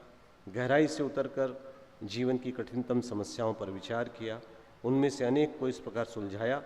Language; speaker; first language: Hindi; native; Hindi